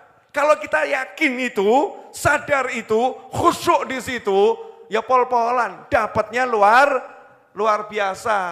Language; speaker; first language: Indonesian; native; Indonesian